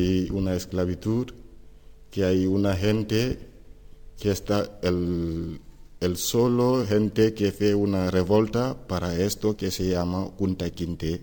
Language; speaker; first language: Spanish; non-native, learner; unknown